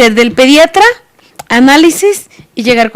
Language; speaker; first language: Spanish; native; Spanish